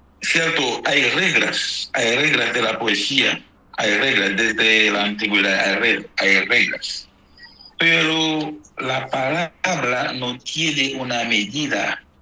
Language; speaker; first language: Spanish; non-native, fluent; Haitian Creole